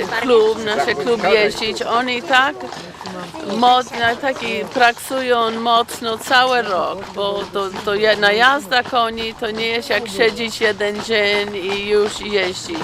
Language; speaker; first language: Polish; non-native, learner; English